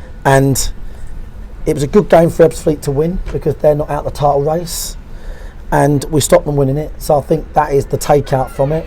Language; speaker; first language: English; native; English